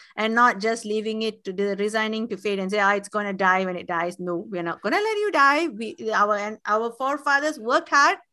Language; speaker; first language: English; non-native, local second language; Tamil